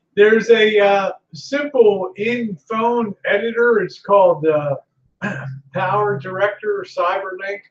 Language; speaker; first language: English; native; English